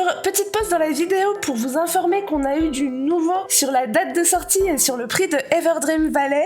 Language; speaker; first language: French; native; French